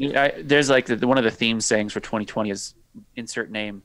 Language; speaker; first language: English; native; English